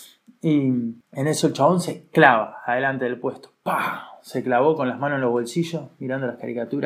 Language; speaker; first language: Spanish; native; Spanish